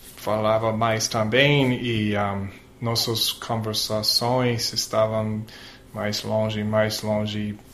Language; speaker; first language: Portuguese; non-native, learner; English